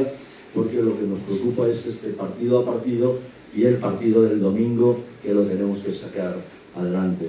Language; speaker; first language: Spanish; native; Spanish